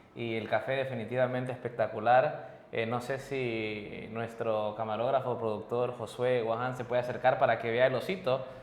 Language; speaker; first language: Spanish; early bilingual, heritage; Spanish